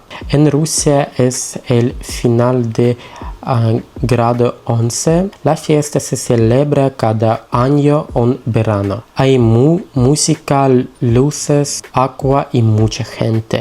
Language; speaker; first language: Spanish; non-native, learner; Russian